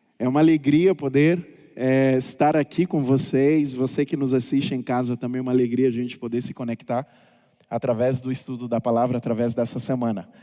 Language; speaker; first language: Portuguese; non-native, local second language; Kabuverdianu